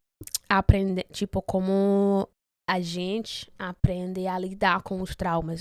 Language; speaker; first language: Portuguese; non-native, fluent; Spanish